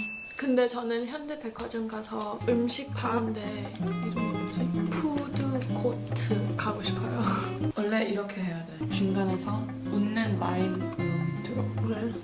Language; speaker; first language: Korean; early bilingual, heritage; English